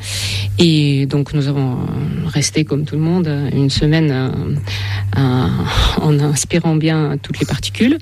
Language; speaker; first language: French; non-native, fluent; Russian